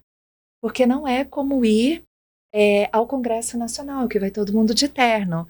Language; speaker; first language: Portuguese; native; Portuguese